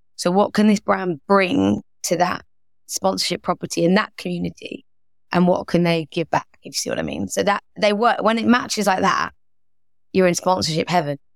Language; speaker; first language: English; native; English